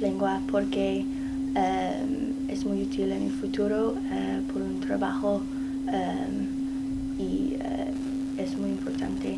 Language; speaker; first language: Spanish; non-native, learner; English